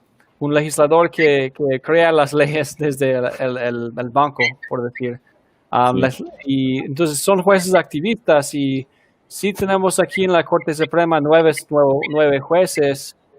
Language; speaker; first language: Spanish; early bilingual, heritage; Spanish